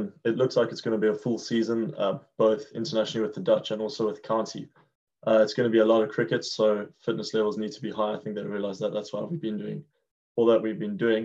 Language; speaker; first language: English; native; English